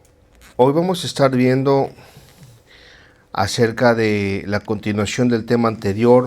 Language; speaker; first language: Spanish; native; Spanish